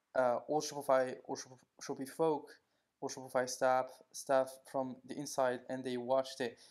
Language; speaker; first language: English; non-native, fluent; Arabic